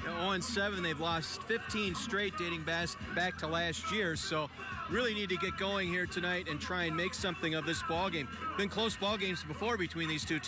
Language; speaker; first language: English; native; English